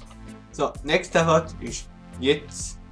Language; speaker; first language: German; non-native, local second language; Swiss German